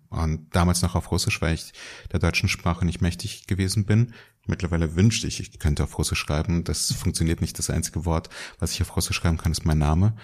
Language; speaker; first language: German; early bilingual, other home language; Russian